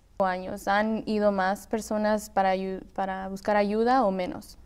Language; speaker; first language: Spanish; early bilingual, heritage; Spanish